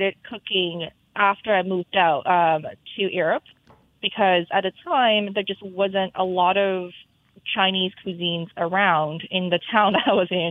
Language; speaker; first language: English; non-native, fluent; Chinese